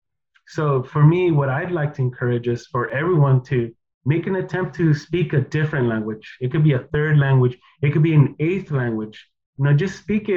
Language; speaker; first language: English; early bilingual, other home language; Spanish